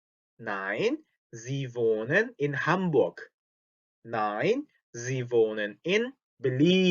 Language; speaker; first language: German; non-native, fluent; Korean